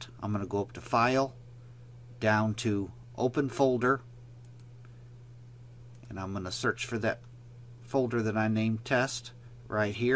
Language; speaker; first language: English; native; English